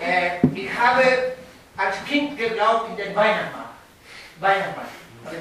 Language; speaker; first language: German; non-native, learner; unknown